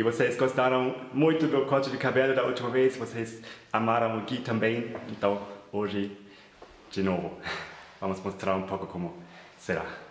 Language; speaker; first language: Portuguese; non-native, fluent; German